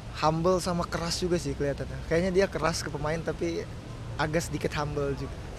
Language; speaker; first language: Indonesian; native; Indonesian